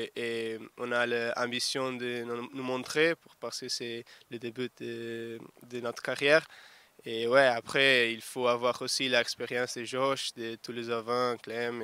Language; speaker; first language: French; non-native, fluent; Portuguese